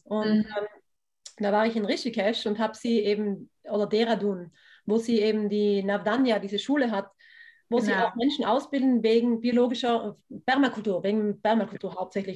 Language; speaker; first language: German; native; German